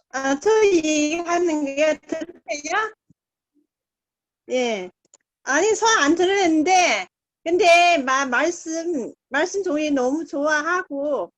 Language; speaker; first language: Korean; non-native, learner; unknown